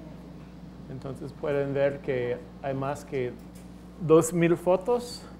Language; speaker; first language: Spanish; non-native, fluent; English